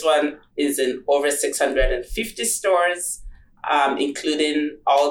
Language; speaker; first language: English; non-native, local second language; Igbo